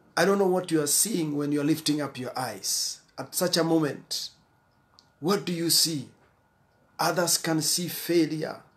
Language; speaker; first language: English; non-native, local second language; Swahili